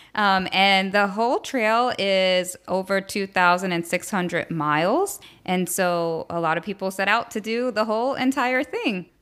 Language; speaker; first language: English; native; English